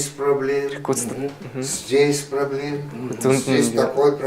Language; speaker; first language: Russian; non-native, learner; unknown